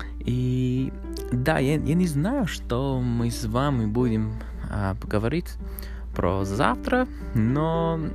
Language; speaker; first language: Russian; non-native, learner; English